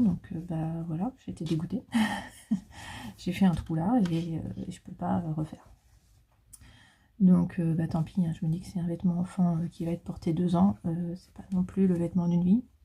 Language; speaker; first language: French; native; French